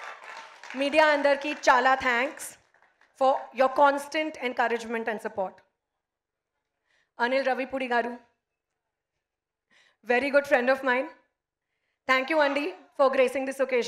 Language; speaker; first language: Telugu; non-native, learner; Hindi